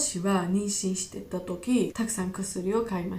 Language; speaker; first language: Japanese; non-native, learner; Georgian